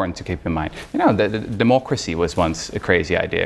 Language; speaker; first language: English; non-native, fluent; Dutch